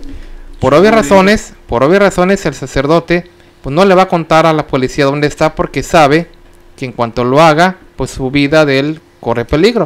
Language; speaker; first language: Spanish; native; Spanish